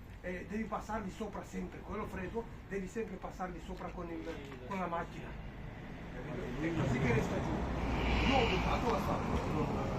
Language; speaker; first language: Italian; non-native, local second language; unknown